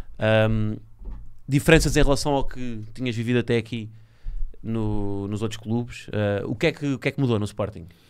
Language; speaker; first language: Portuguese; native; Portuguese